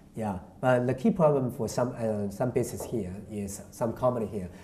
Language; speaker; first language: English; non-native, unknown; Chinese